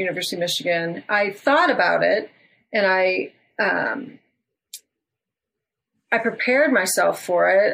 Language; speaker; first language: English; native; English